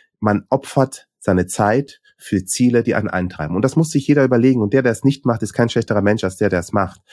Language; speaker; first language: German; early bilingual, other home language; Swahili